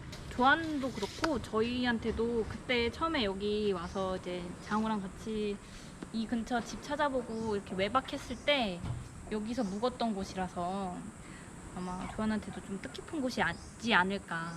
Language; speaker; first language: Korean; native; Korean